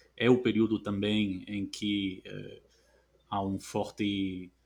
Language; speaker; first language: Portuguese; non-native, fluent; French